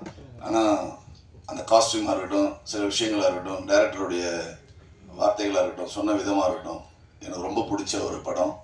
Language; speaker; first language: Tamil; native; Tamil